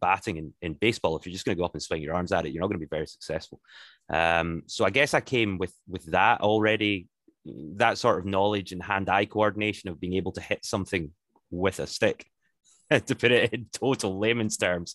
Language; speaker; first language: English; native; English